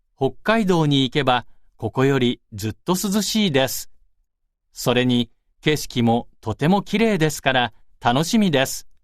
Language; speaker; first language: Japanese; native; Japanese